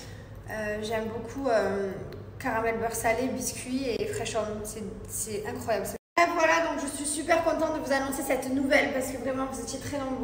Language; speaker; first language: French; native; French